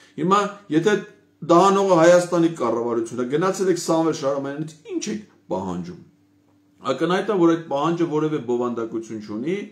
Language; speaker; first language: Armenian; native; Armenian